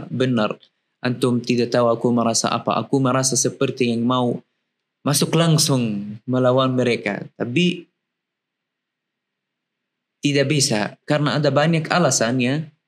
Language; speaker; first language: Indonesian; non-native, learner; Arabic